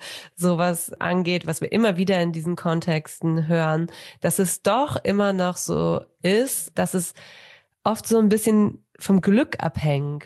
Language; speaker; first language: German; native; German